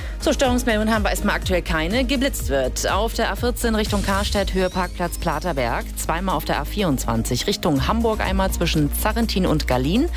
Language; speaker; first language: German; native; German